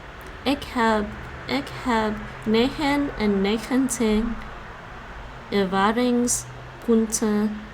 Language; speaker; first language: Dutch; non-native, learner; English